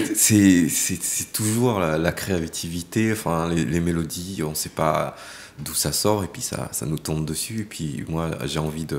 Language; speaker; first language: French; native; French